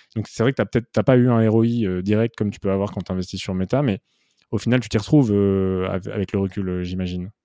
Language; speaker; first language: French; native; French